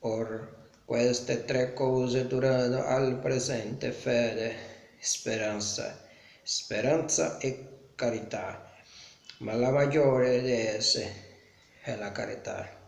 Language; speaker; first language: Italian; non-native, learner; Portuguese